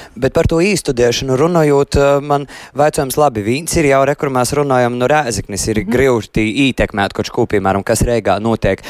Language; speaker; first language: Latvian; native; Latvian